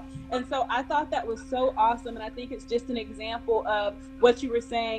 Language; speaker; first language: English; native; English